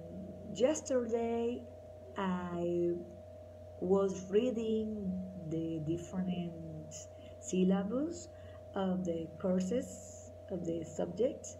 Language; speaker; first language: English; non-native, learner; Spanish